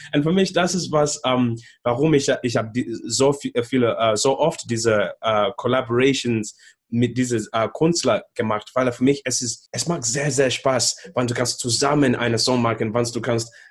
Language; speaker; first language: German; non-native, learner; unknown